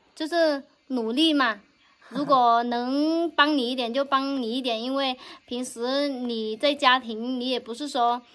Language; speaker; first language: Chinese; non-native, fluent; Vietnamese